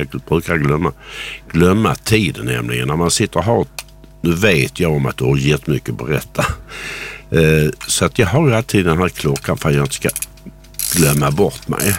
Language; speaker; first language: Swedish; native; Swedish